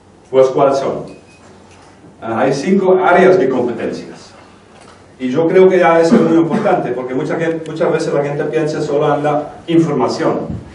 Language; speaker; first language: Spanish; non-native, fluent; Dutch